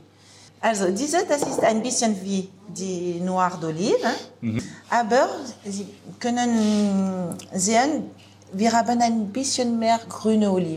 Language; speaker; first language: German; non-native, learner; French